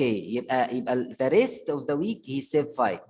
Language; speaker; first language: English; non-native, fluent; Arabic